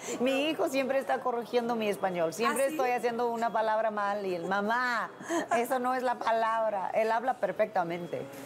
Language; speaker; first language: Spanish; non-native, fluent; English